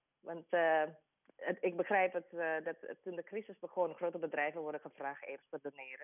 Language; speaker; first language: Dutch; non-native, learner; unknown